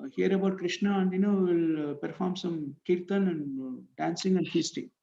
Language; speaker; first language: English; non-native, local second language; Telugu